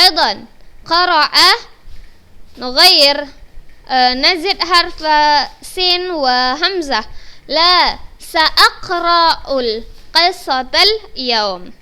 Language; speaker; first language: Arabic; non-native, fluent; Indonesian